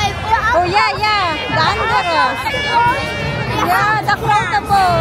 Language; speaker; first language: Dutch; non-native, learner; Filipino